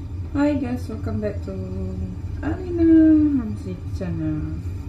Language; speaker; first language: English; non-native, learner; Indonesian